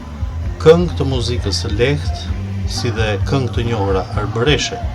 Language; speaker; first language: Albanian; native; Albanian